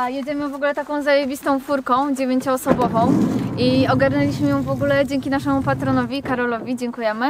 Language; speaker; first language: Polish; native; Polish